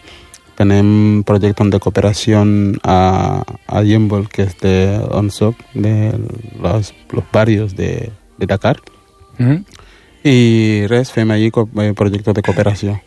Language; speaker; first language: Catalan; early bilingual, other home language; Wolof